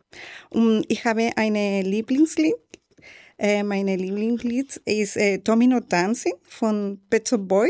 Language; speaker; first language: German; non-native, learner; Spanish